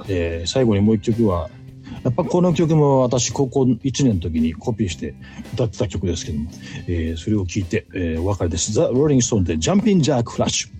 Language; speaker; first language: Japanese; native; Japanese